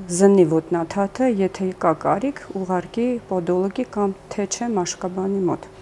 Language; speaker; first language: Armenian; early bilingual, heritage; Armenian